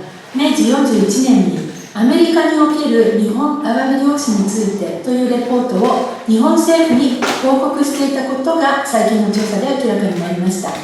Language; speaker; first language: Japanese; native; Japanese